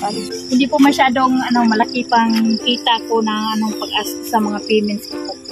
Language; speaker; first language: Filipino; non-native, local second language; Cebuano